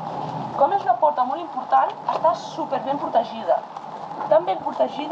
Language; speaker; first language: Catalan; native; Catalan